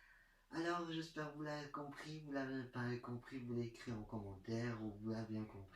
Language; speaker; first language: French; non-native, learner; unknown